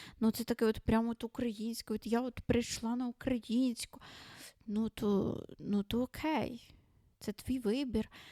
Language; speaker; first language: Ukrainian; non-native, local second language; Russian